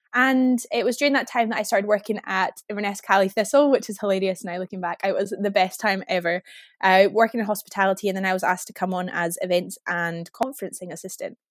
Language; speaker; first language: English; native; English